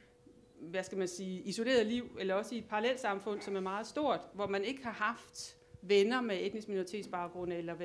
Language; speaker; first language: Danish; native; Danish